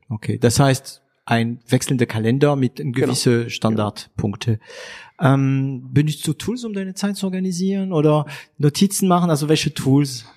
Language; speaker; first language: German; non-native, fluent; French